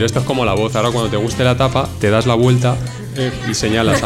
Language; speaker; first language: Spanish; native; Spanish